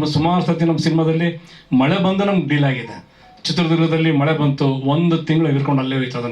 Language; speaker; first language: Kannada; native; Kannada